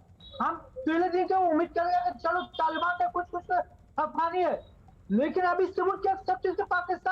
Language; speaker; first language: Hindi; non-native, learner; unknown